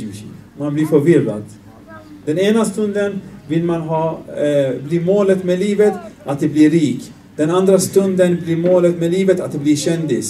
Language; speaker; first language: Swedish; non-native, fluent; Arabic